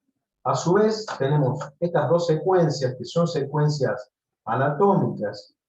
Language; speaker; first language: Spanish; native; Spanish